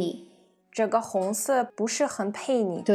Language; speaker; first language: Chinese; non-native, learner; Russian